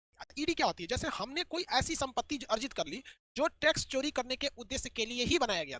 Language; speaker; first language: Hindi; native; Hindi